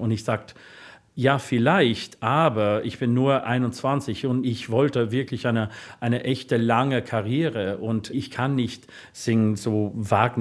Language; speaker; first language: German; non-native, fluent; English